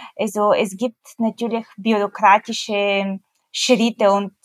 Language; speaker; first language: German; non-native, fluent; Bulgarian